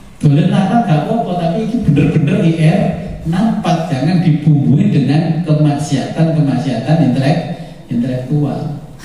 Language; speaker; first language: Indonesian; native; Indonesian